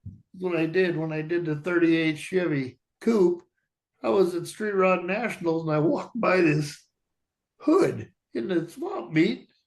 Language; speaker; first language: English; native; English